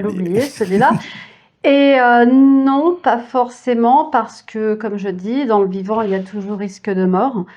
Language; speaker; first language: French; native; French